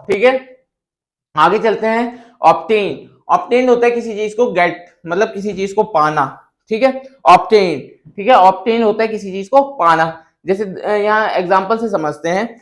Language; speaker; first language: Hindi; native; Hindi